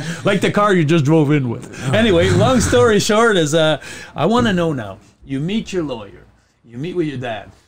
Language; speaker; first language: English; non-native, fluent; French